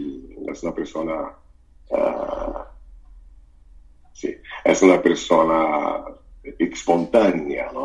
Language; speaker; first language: Spanish; non-native, fluent; Portuguese